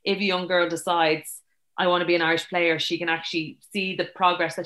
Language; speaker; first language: English; native; English